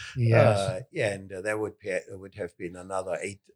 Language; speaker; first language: English; non-native, fluent; German